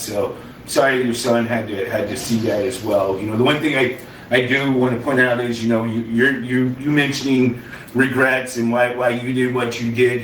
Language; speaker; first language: English; native; English